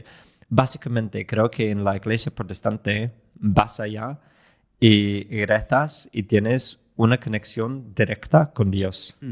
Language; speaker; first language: Spanish; non-native, fluent; English